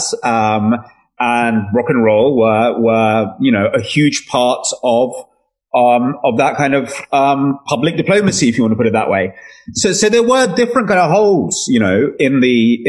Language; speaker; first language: English; native; English